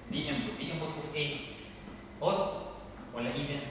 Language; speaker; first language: Arabic; native; Arabic